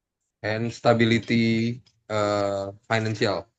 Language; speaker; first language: English; non-native, learner; Indonesian